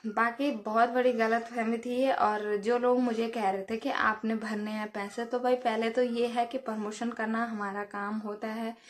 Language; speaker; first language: Hindi; native; Hindi